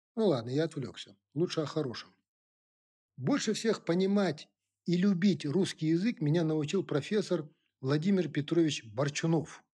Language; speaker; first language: Russian; non-native, local second language; Kazakh